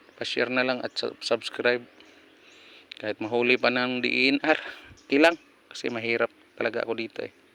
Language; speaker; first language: Filipino; non-native, local second language; Cebuano